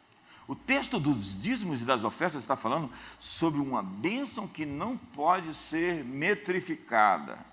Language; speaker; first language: Portuguese; native; Portuguese